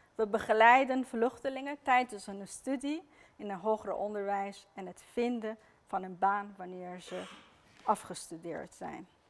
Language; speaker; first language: Dutch; non-native, fluent; Persian